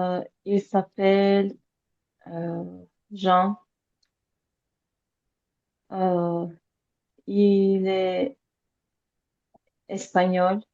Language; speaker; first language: French; non-native, learner; Azerbaijani